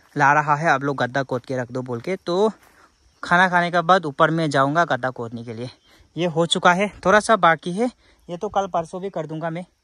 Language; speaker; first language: Hindi; non-native, local second language; Garo